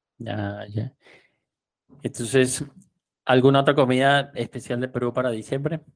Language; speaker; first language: Spanish; native; Spanish